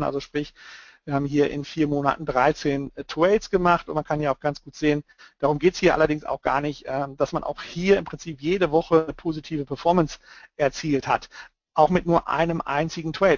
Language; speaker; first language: German; native; German